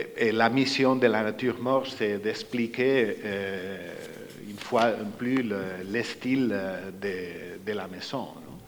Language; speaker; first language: French; non-native, fluent; Spanish